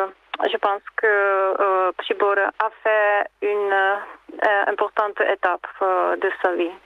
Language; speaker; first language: French; non-native, fluent; Czech